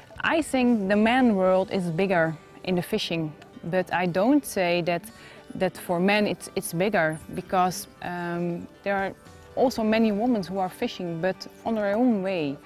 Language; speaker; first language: English; non-native, fluent; Dutch